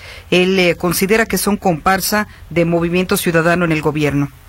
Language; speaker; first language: Spanish; native; Spanish